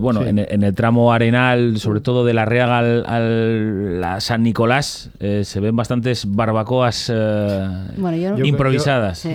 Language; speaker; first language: Spanish; native; Spanish